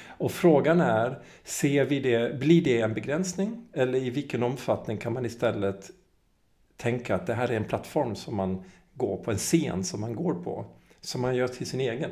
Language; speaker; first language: Swedish; native; Swedish